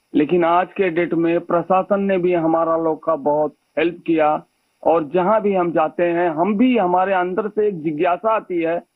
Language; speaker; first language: Hindi; native; Hindi